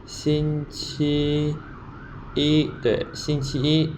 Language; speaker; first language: Chinese; non-native, fluent; Khmer